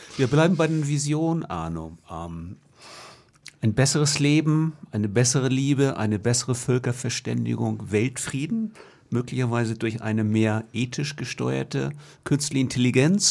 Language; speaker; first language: German; native; German